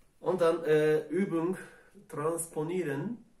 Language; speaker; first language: German; non-native, fluent; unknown